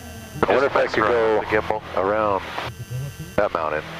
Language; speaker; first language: English; native; English